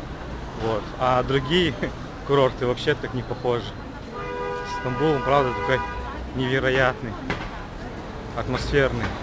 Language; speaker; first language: Russian; native; Russian